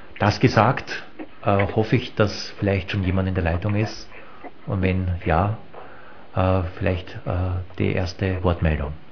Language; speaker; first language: German; native; German